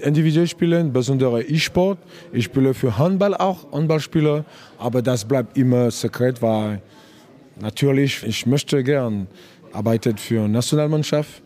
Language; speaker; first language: German; non-native, learner; French